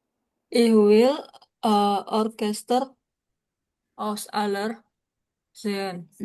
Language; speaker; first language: German; non-native, learner; Indonesian